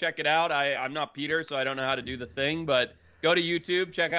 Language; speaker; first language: English; native; English